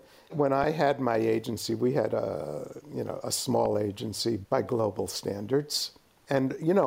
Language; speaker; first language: English; native; English